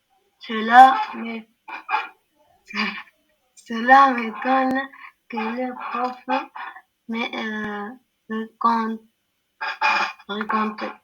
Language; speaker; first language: French; non-native, learner; Arabic